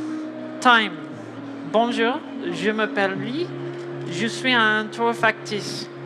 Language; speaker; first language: French; non-native, learner; English